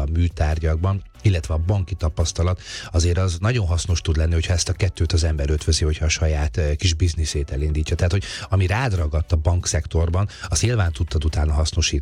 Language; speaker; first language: Hungarian; native; Hungarian